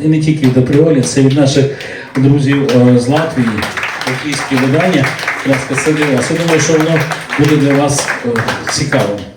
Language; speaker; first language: Ukrainian; native; Ukrainian